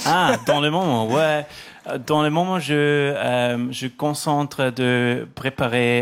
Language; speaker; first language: French; non-native, local second language; German